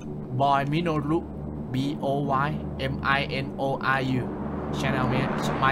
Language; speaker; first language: English; non-native, learner; Thai